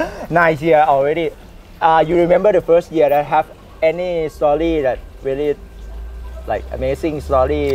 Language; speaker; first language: English; non-native, learner; Thai